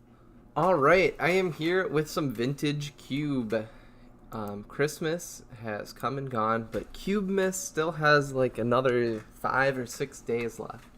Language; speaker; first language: English; native; English